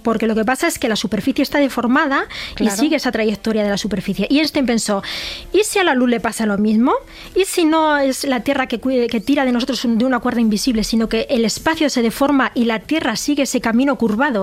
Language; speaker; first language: Spanish; native; Spanish